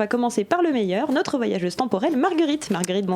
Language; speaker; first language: French; native; French